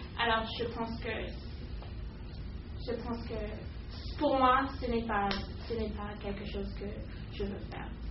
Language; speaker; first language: French; non-native, learner; English